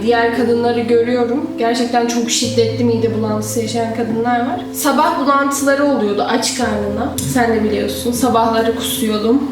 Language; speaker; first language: Turkish; native; Turkish